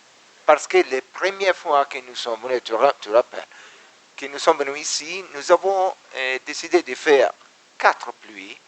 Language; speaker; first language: French; non-native, learner; Italian